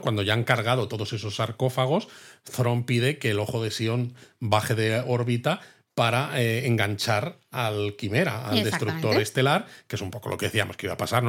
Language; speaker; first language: Spanish; native; Spanish